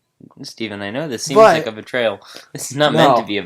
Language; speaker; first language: English; native; English